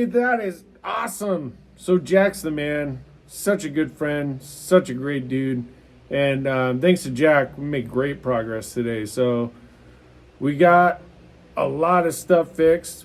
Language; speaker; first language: English; native; English